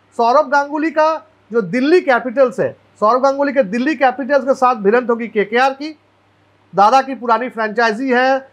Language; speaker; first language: Hindi; non-native, local second language; Bangla